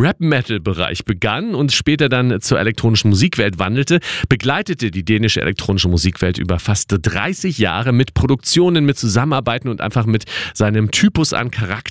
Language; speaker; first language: German; native; German